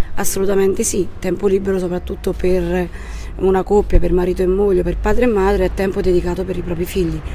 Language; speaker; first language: Italian; native; Italian